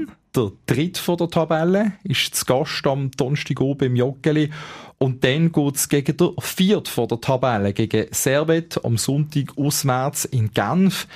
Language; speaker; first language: German; native; German